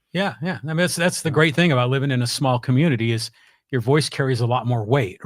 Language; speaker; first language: English; native; English